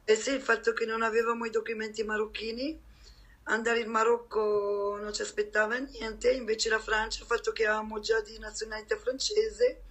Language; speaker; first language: Italian; non-native, fluent; French